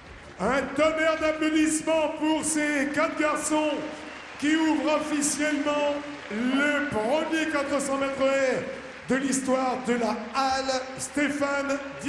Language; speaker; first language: French; native; French